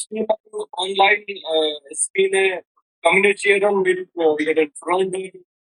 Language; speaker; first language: German; non-native, learner; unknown